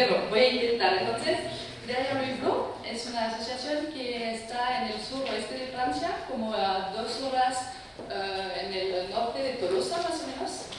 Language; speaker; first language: Spanish; non-native, fluent; French